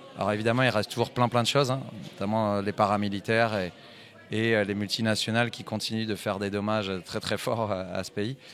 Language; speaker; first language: French; native; French